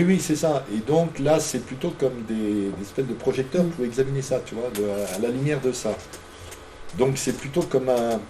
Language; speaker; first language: French; native; French